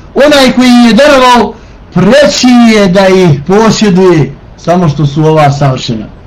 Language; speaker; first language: Bosnian; native; Bosnian